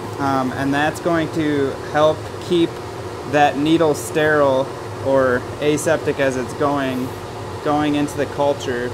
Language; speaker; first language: English; native; English